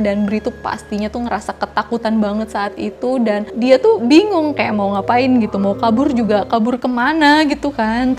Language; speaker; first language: Indonesian; native; Indonesian